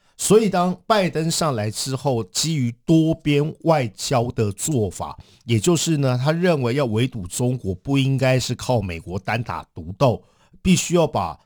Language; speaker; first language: Chinese; native; Chinese